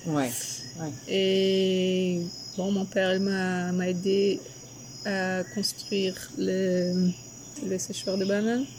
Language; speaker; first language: French; non-native, fluent; Portuguese